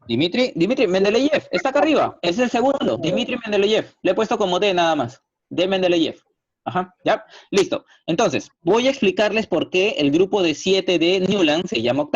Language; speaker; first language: Spanish; native; Spanish